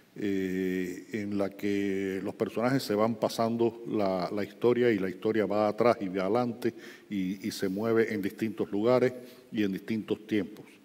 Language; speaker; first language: Spanish; native; Spanish